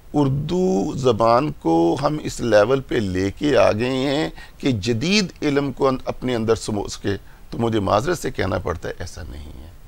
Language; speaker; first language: Urdu; non-native, local second language; Punjabi